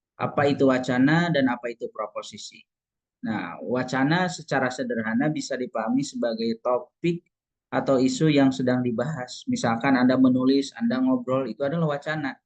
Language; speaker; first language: Indonesian; non-native, local second language; Sundanese